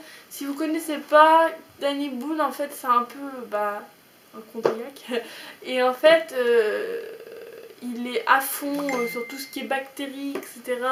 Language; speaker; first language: French; native; French